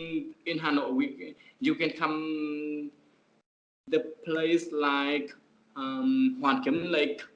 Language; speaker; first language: English; non-native, learner; Vietnamese